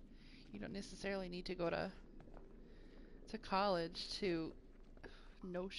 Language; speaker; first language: English; native; English